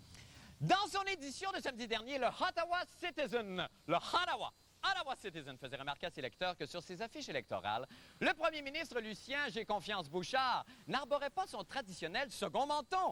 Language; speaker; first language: French; native; French